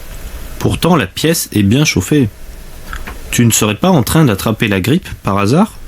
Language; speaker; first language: French; native; French